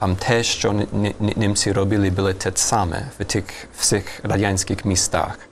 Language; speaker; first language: Ukrainian; non-native, fluent; English